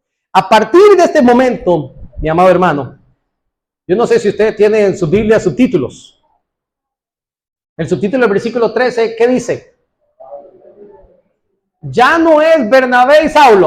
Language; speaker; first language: Spanish; native; Spanish